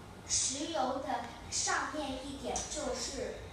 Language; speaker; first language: Chinese; non-native, local second language; Cantonese